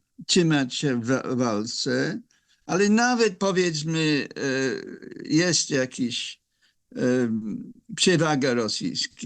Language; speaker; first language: Polish; non-native, fluent; English